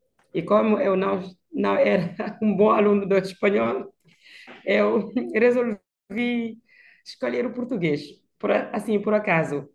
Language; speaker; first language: Portuguese; non-native, fluent; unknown